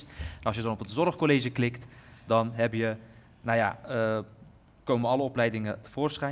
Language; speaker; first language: Dutch; native; Dutch